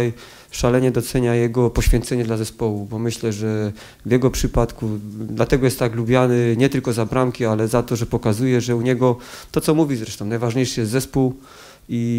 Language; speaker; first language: Polish; native; Polish